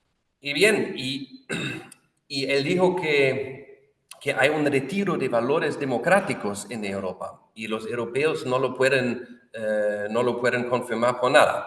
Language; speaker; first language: Spanish; non-native, fluent; German